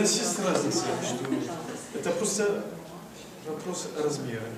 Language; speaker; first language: Russian; non-native, learner; French